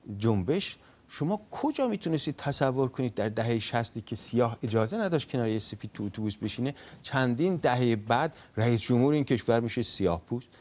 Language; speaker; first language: Persian; native; Persian